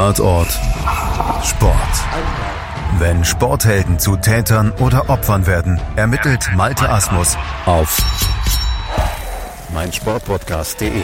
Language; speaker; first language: German; native; German